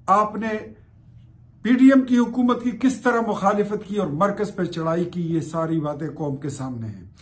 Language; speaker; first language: Urdu; non-native, local second language; Pashto